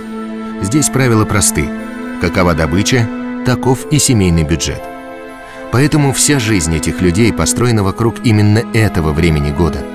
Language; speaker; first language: Russian; native; Russian